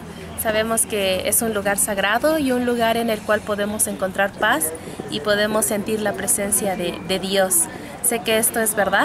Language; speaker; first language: Spanish; native; Spanish